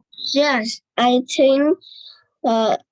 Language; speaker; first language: English; non-native, learner; Vietnamese